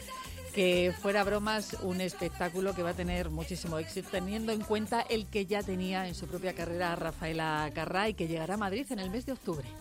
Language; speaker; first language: Spanish; native; Spanish